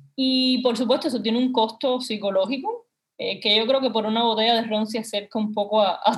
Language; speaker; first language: Spanish; native; Spanish